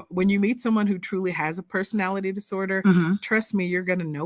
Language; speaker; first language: English; native; English